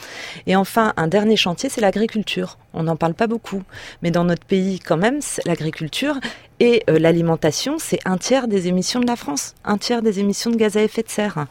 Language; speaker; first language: French; native; French